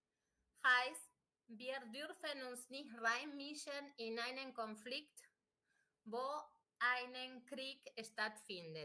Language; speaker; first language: German; non-native, fluent; Spanish